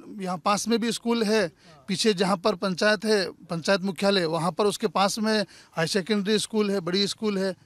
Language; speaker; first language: Hindi; native; Hindi